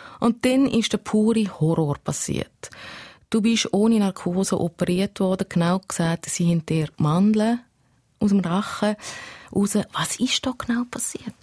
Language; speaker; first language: German; native; German